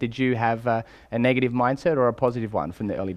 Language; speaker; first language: English; native; English